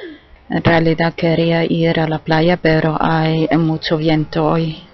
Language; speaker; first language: Spanish; non-native, fluent; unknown